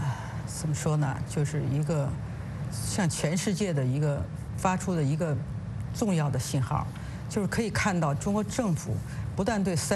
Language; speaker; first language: Chinese; native; Chinese